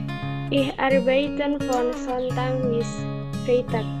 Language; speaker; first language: German; non-native, learner; Indonesian